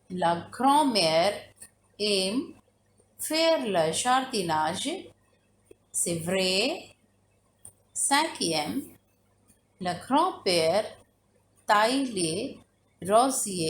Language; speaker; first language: French; non-native, fluent; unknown